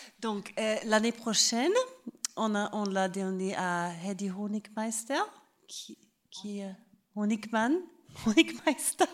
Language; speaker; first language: French; non-native, fluent; German